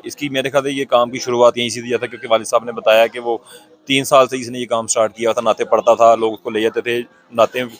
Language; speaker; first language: Urdu; native; Urdu